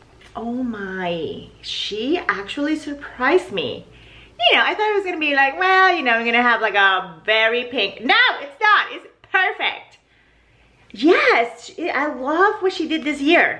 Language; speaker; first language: English; non-native, fluent; Spanish